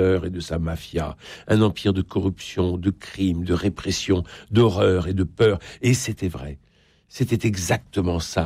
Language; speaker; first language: French; native; French